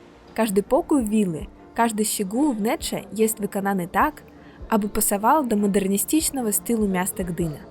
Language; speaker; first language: Polish; non-native, learner; Russian